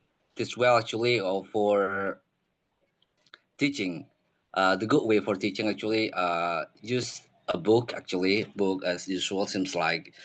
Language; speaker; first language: English; non-native, learner; Indonesian